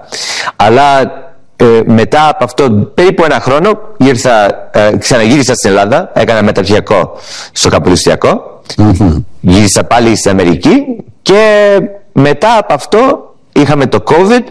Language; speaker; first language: Greek; early bilingual, heritage; English